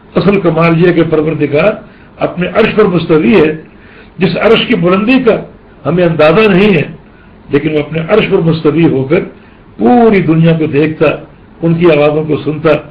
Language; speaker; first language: Urdu; native; Urdu